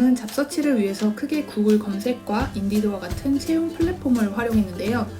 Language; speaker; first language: Korean; native; Korean